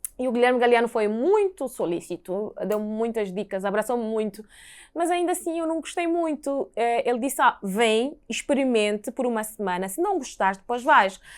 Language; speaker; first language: Portuguese; native; Portuguese